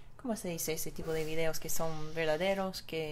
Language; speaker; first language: Spanish; non-native, fluent; English